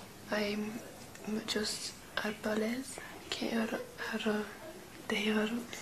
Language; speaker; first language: Spanish; non-native, learner; English